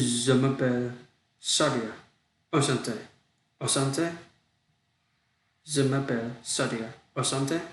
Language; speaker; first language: French; non-native, learner; Vietnamese